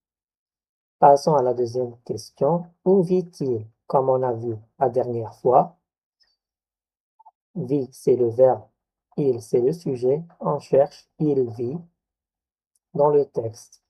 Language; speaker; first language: French; non-native, local second language; Arabic